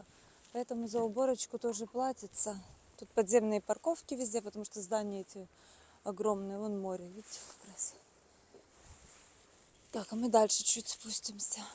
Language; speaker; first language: Russian; native; Russian